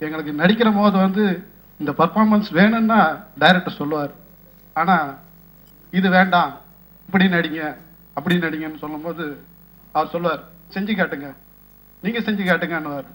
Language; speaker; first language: Tamil; native; Tamil